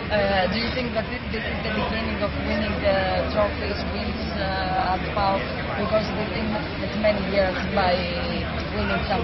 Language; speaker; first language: English; non-native, fluent; Greek